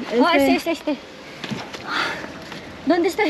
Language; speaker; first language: Spanish; non-native, learner; Filipino